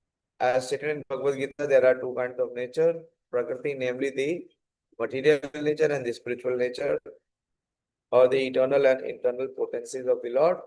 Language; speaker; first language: English; non-native, local second language; Hindi